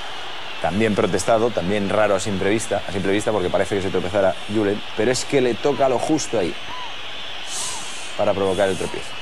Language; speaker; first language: Spanish; native; Spanish